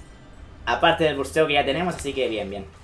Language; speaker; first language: Spanish; native; Spanish